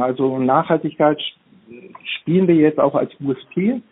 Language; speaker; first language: German; native; German